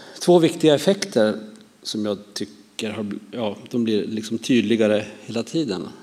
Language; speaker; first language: Swedish; native; Swedish